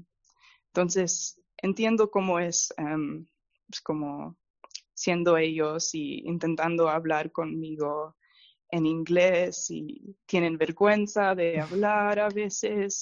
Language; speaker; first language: Spanish; non-native, fluent; English